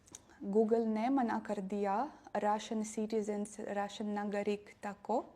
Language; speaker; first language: Hindi; non-native, fluent; Russian